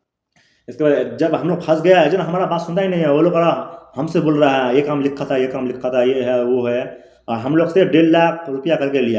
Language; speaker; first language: Hindi; non-native, local second language; Bangla